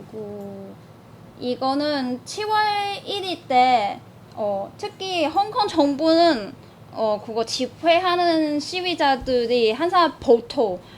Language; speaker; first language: Korean; non-native, learner; Cantonese